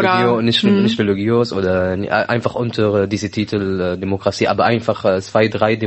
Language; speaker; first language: German; non-native, learner; Arabic